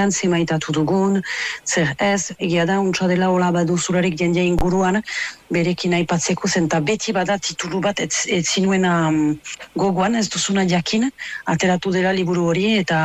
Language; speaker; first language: Basque; native; Basque